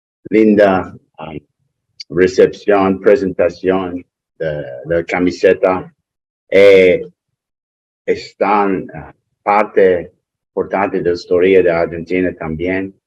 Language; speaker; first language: Spanish; non-native, learner; English